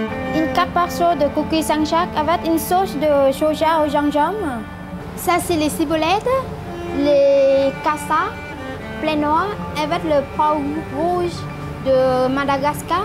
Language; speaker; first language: French; non-native, learner; Vietnamese